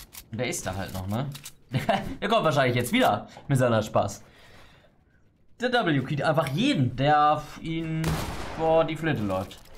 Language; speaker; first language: German; native; German